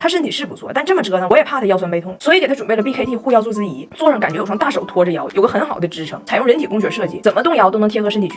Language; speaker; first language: Chinese; native; Chinese